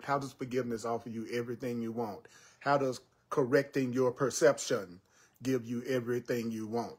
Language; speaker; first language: English; native; English